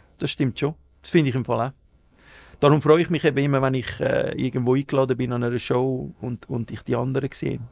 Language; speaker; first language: German; early bilingual, other home language; Spanish